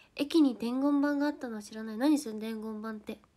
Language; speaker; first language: Japanese; native; Japanese